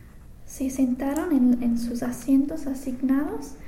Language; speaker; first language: Spanish; non-native, fluent; English